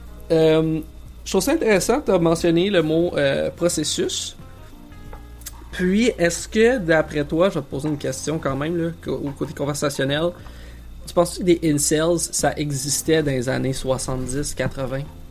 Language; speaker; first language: French; native; French